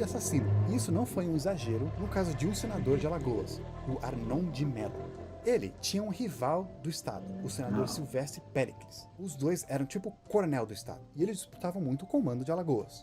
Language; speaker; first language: Portuguese; native; Portuguese